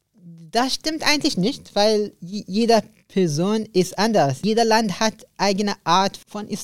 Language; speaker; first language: German; non-native, learner; Arabic